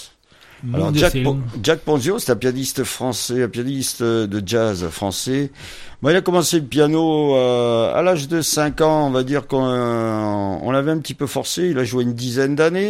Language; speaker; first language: French; native; French